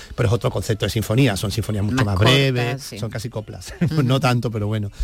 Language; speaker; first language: Spanish; native; Spanish